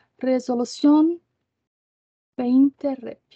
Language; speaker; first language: Spanish; non-native, learner; Portuguese